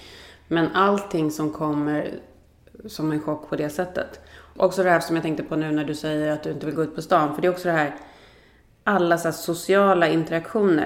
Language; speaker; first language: Swedish; native; Swedish